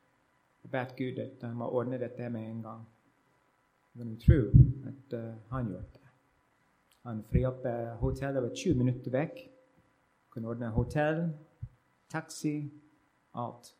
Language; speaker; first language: Norwegian; non-native, learner; English